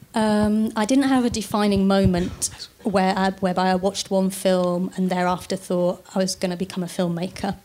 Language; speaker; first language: English; native; English